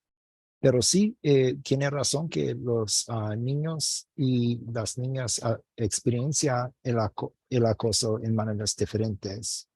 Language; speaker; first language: Spanish; non-native, fluent; English